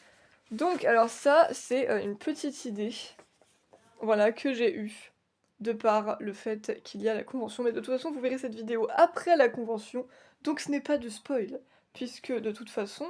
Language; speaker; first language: French; native; French